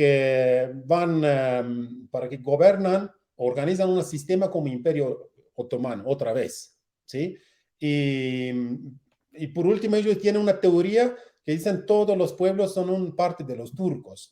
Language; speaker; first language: Spanish; non-native, learner; Kurdish